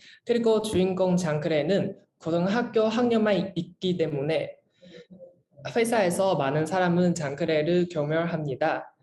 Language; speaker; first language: Korean; non-native, learner; Chinese